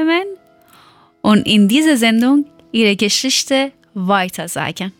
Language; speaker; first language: German; non-native, learner; Persian